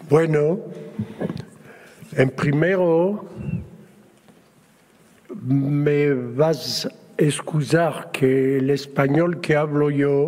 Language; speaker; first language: Spanish; early bilingual, heritage; Spanish